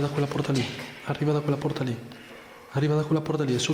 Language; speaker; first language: Italian; native; Italian